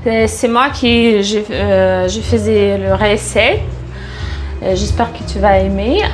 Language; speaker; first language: French; non-native, fluent; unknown